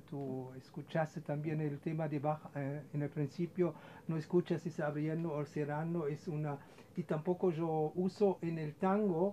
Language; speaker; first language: Spanish; non-native, fluent; German